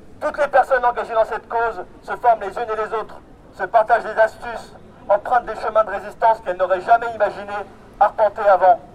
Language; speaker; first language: French; native; French